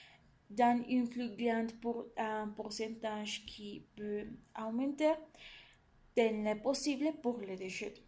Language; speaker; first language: French; non-native, learner; Spanish